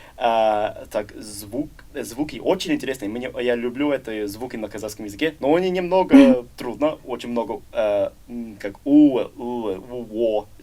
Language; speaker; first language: Russian; non-native, learner; English